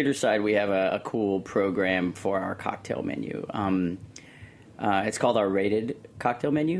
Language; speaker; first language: English; native; English